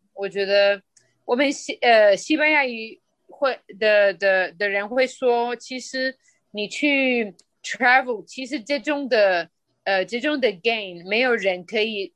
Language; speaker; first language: Chinese; non-native, fluent; Spanish